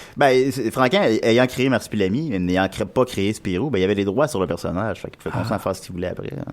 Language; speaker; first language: French; native; French